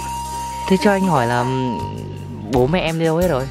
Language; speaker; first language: Vietnamese; native; Vietnamese